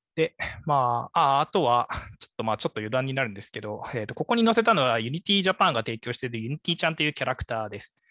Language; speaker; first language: Japanese; native; Japanese